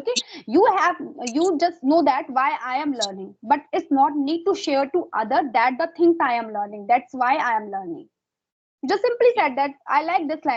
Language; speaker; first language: English; non-native, fluent; Hindi